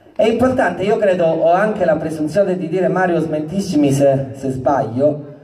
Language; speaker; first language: Italian; native; Italian